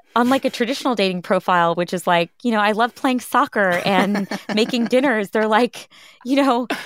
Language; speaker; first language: English; early bilingual, other home language; Hindi